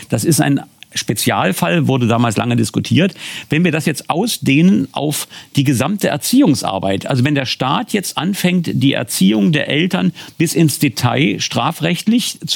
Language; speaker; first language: German; native; German